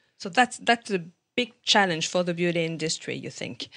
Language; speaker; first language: English; non-native, fluent; French